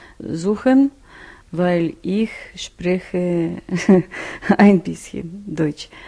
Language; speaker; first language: German; early bilingual, heritage; Russian